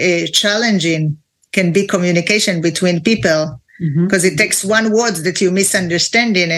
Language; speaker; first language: English; non-native, fluent; Hebrew